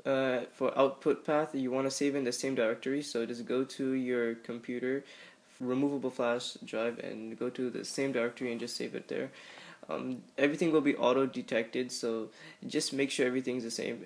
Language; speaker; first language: English; native; English